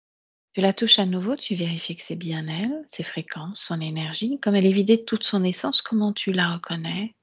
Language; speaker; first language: French; native; French